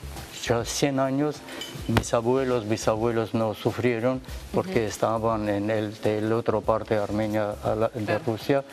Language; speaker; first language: Spanish; non-native, learner; Armenian